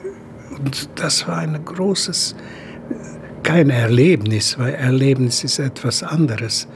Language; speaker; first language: German; non-native, fluent; Hungarian